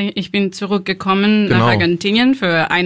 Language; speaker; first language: German; non-native, learner; Spanish